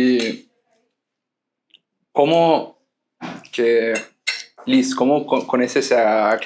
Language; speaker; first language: Spanish; non-native, fluent; Portuguese